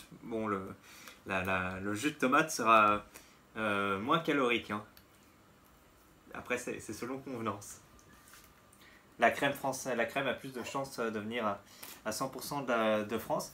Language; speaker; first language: French; native; French